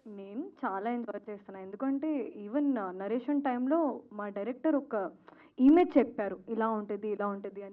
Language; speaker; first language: Telugu; non-native, fluent; Hindi